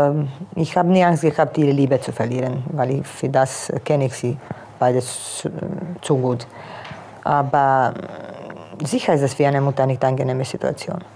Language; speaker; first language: German; non-native, fluent; Croatian